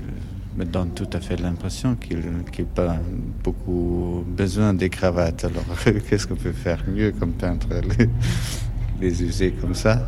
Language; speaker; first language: French; non-native, fluent; German